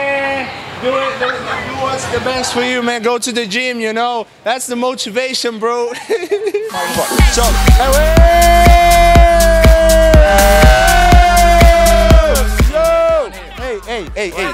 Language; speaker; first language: English; non-native, fluent; Portuguese